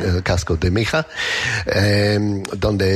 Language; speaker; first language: Spanish; non-native, learner; English